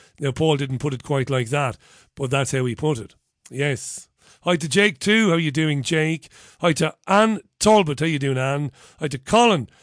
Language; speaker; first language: English; native; English